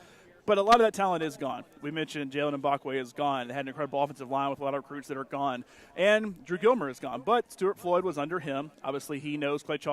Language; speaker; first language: English; native; English